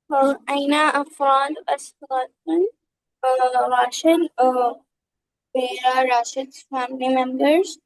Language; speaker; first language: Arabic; non-native, learner; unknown